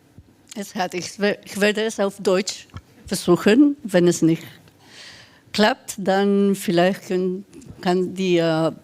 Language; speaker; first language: German; non-native, fluent; Spanish